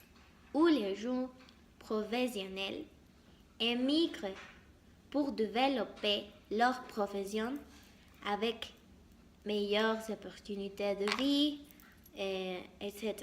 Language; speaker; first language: French; non-native, learner; Spanish